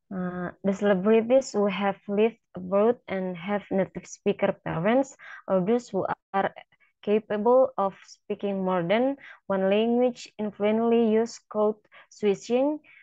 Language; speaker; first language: English; non-native, learner; Indonesian